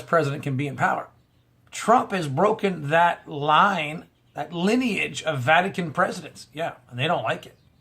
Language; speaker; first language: English; native; English